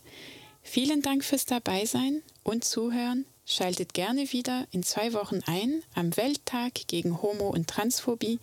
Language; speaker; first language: German; native; German